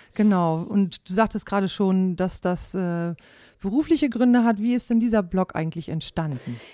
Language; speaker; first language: German; non-native, local second language; Low German